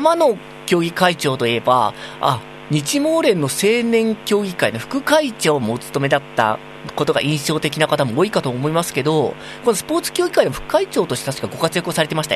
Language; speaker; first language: Japanese; native; Japanese